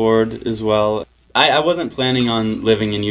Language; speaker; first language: English; native; English